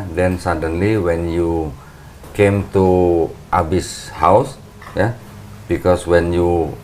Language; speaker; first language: English; non-native, fluent; Indonesian